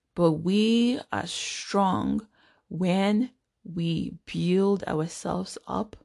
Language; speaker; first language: English; non-native, local second language; Igbo